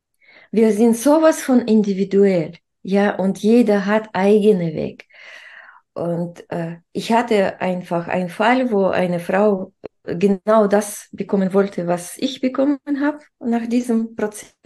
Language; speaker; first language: German; non-native, fluent; Russian